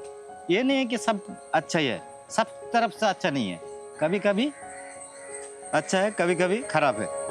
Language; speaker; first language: Hindi; non-native, local second language; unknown